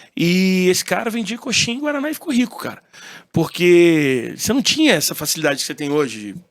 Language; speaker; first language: Portuguese; early bilingual, heritage; Portuguese